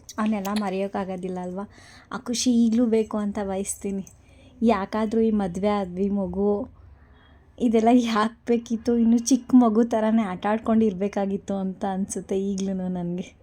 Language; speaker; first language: Kannada; native; Kannada